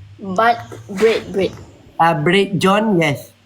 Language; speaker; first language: English; non-native, learner; Malay